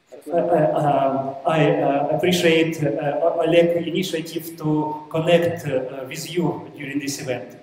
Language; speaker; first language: English; non-native, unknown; Russian